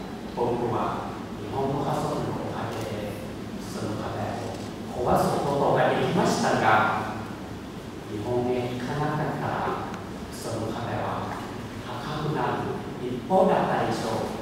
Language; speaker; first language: Japanese; non-native, fluent; Thai